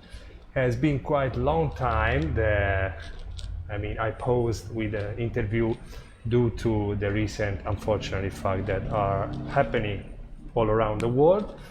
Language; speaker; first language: English; non-native, fluent; Italian